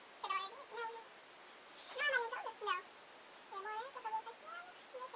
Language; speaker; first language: Portuguese; native; Portuguese